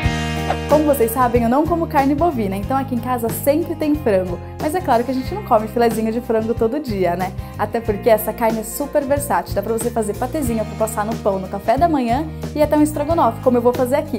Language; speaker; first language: Portuguese; native; Portuguese